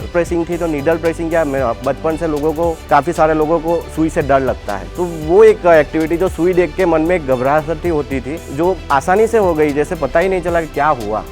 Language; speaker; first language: Hindi; non-native, local second language; Gujarati